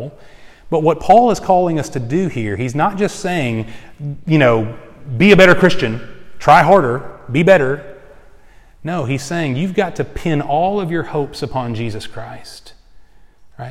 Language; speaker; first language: English; native; English